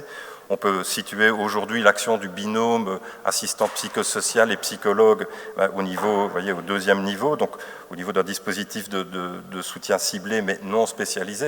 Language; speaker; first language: French; native; French